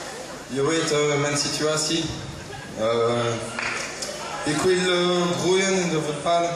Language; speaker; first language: Dutch; non-native, local second language; French